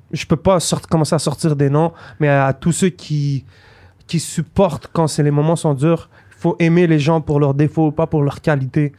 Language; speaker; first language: French; native; French